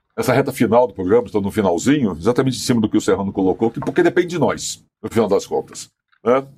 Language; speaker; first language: Portuguese; native; Portuguese